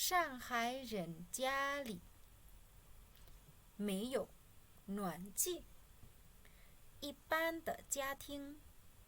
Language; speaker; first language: Chinese; non-native, fluent; Indonesian